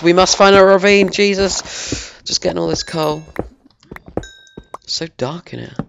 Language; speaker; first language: English; native; English